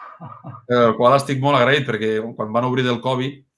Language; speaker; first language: Catalan; native; Catalan